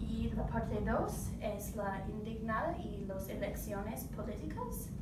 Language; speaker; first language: Spanish; non-native, learner; English